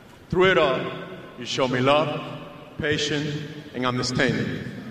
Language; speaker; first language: English; non-native, fluent; Spanish